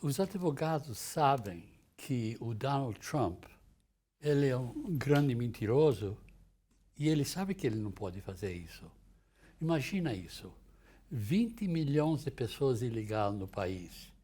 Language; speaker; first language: Portuguese; non-native, fluent; English